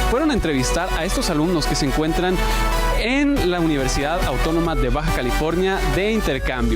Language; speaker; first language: Spanish; native; Spanish